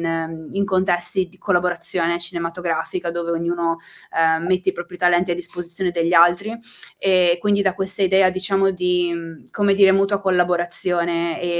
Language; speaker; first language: Italian; native; Italian